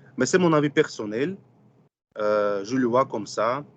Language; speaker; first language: French; non-native, learner; Russian